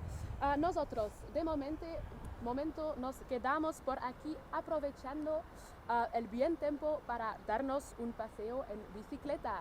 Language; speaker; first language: Spanish; non-native, learner; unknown